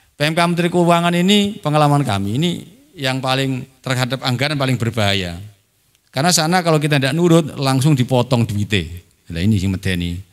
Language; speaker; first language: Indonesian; non-native, local second language; Javanese